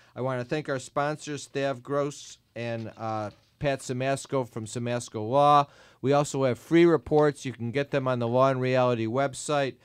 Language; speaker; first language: English; native; English